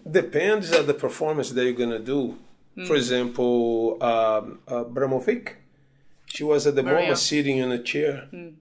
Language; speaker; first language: English; non-native, fluent; Portuguese